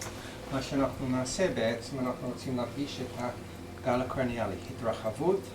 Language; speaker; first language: Hebrew; non-native, fluent; English